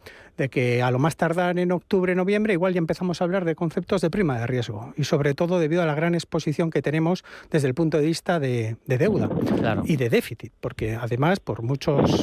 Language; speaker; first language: Spanish; native; Spanish